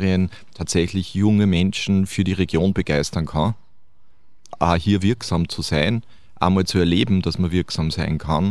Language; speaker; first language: German; native; German